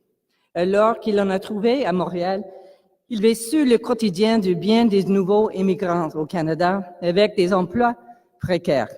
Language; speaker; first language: French; non-native, local second language; English